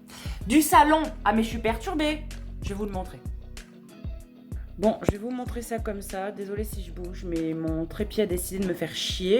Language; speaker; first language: French; native; French